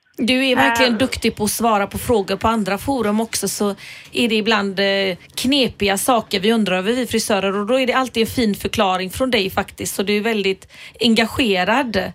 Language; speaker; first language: Swedish; non-native, fluent; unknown